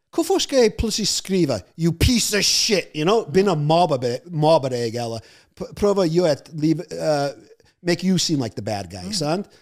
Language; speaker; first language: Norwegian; non-native, fluent; English